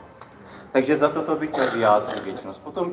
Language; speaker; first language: Czech; native; Czech